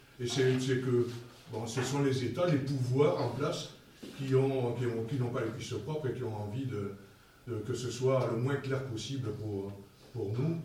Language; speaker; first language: French; native; French